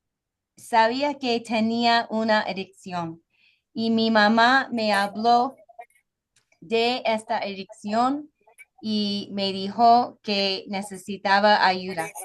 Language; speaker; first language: Spanish; non-native, fluent; English